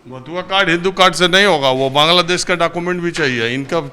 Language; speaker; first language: Hindi; native; Hindi